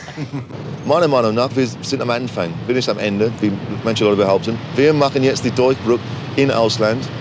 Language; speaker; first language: German; non-native, fluent; English